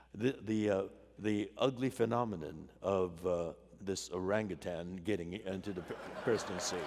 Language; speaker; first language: English; native; English